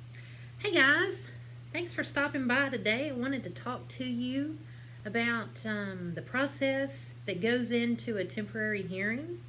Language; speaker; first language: English; native; English